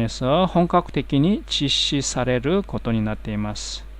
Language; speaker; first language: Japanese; non-native, fluent; Korean